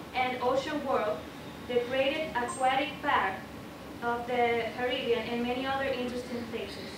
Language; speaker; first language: English; non-native, fluent; Spanish